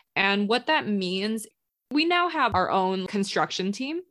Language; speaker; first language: English; non-native, local second language; Indonesian